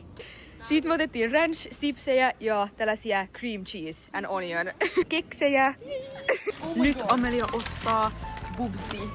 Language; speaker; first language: Finnish; native; Finnish